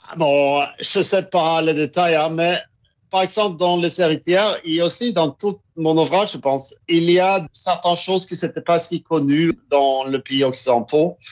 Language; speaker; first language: French; non-native, fluent; Norwegian